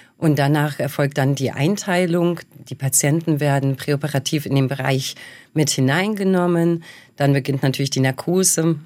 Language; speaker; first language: German; early bilingual, other home language; Bosnian